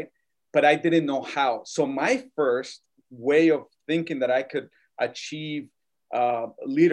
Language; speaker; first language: English; native; English